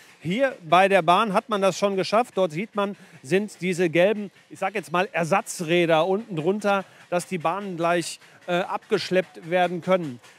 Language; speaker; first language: German; native; German